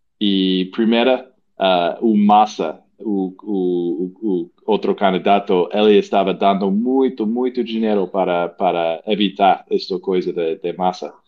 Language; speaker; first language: Portuguese; non-native, learner; English